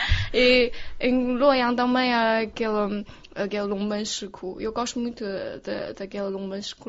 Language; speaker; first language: Portuguese; non-native, learner; Chinese